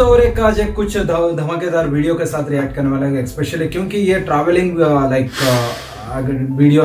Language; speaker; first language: Hindi; non-native, local second language; Kannada